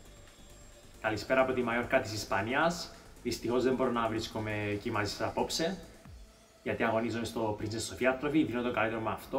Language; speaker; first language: Greek; native; Greek